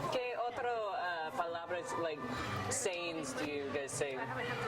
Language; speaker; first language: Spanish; non-native, learner; English